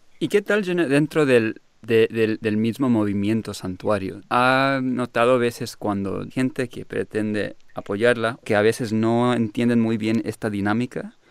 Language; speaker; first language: Spanish; early bilingual, heritage; Spanish